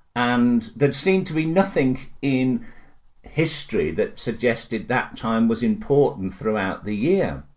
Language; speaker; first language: English; native; English